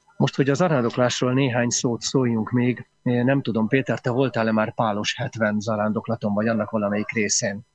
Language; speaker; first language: Hungarian; native; Hungarian